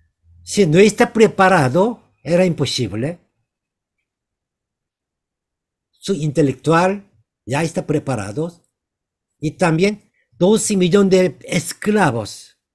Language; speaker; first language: Spanish; non-native, learner; Korean